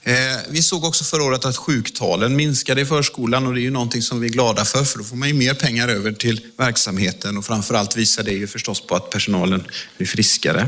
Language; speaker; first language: Swedish; native; Swedish